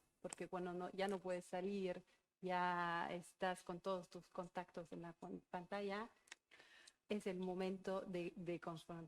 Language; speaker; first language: Spanish; non-native, fluent; German